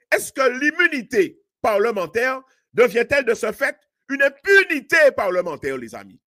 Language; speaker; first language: French; native; French